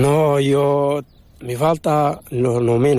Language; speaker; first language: Spanish; non-native, learner; Arabic